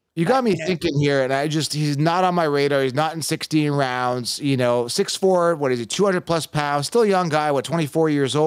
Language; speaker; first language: English; native; English